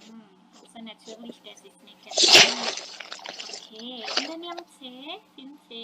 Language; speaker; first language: German; non-native, fluent; Indonesian